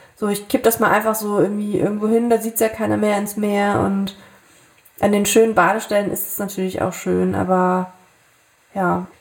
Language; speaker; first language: German; native; German